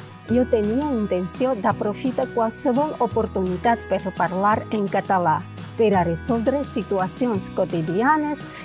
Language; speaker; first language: Catalan; non-native, learner; Georgian